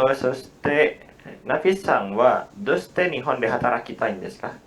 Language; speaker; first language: Japanese; non-native, fluent; Indonesian